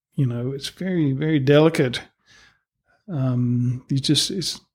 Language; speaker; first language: English; native; English